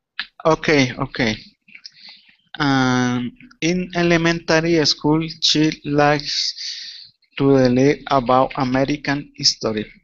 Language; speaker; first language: English; non-native, learner; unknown